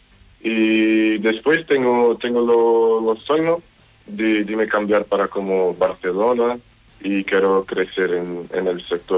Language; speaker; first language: Spanish; non-native, learner; Portuguese